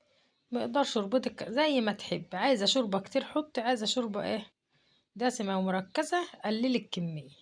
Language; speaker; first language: Arabic; native; Arabic